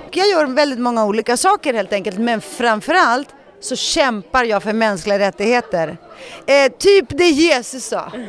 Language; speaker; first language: Swedish; early bilingual, other home language; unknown